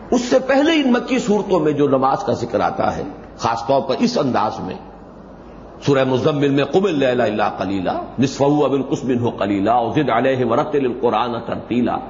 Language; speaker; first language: Urdu; native; Urdu